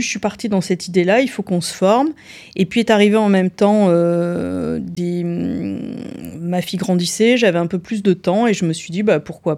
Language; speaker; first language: French; native; French